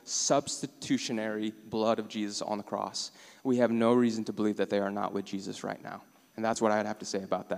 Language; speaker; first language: English; native; English